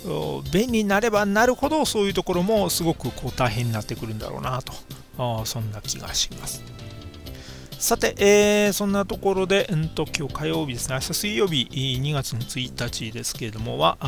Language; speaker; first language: Japanese; native; Japanese